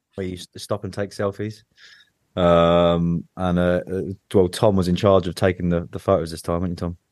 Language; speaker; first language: English; native; English